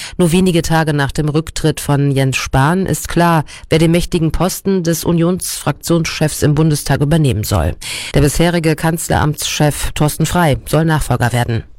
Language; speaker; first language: German; native; German